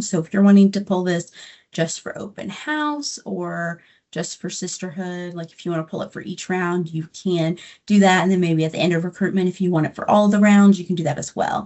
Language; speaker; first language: English; native; English